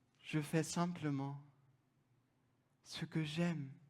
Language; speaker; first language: French; non-native, fluent; German